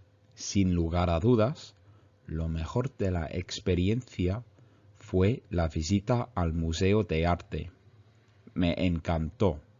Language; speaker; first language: Spanish; non-native, fluent; English